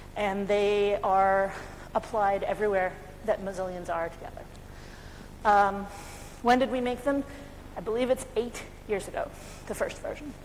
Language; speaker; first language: English; native; English